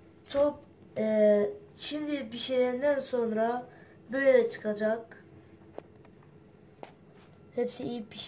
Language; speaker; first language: Turkish; non-native, learner; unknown